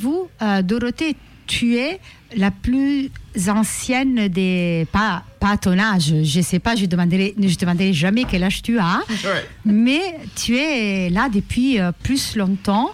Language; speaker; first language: French; native; French